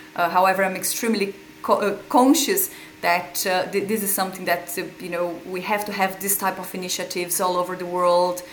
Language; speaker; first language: English; non-native, fluent; Portuguese